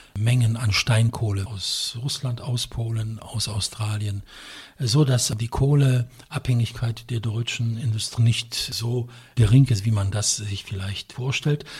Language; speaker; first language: German; non-native, fluent; Polish